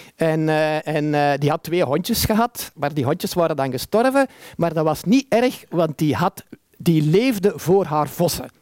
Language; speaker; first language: Dutch; native; Dutch